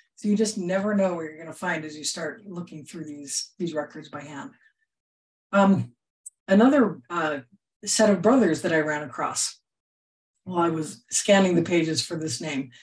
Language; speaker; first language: English; native; English